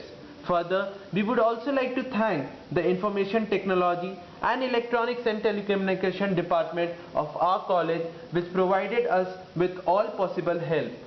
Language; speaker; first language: English; non-native, local second language; Bangla